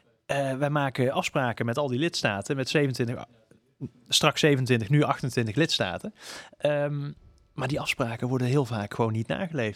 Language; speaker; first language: Dutch; native; Dutch